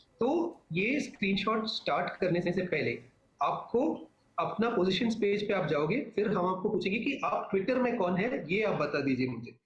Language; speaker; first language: Hindi; non-native, local second language; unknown